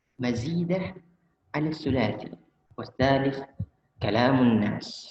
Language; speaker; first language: Arabic; non-native, fluent; Indonesian